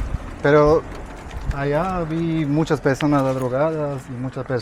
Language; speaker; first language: Spanish; non-native, learner; Slovak